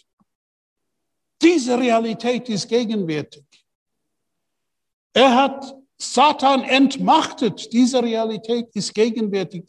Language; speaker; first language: German; non-native, fluent; English